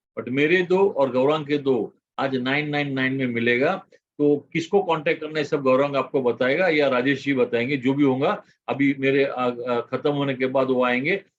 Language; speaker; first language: Hindi; non-native, local second language; Gujarati